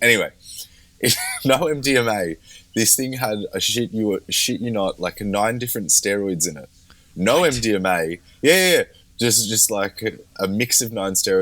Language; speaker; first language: English; native; English